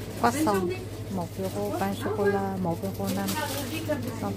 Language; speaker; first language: French; non-native, learner; Vietnamese